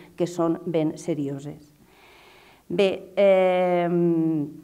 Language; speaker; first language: Catalan; native; Catalan